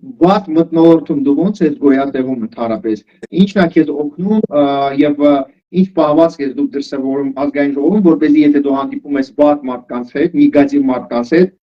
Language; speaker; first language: Armenian; early bilingual, heritage; Armenian